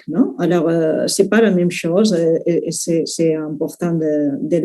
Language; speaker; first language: French; non-native, fluent; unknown